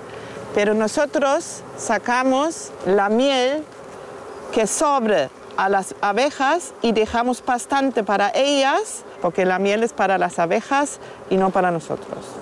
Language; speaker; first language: Spanish; non-native, fluent; German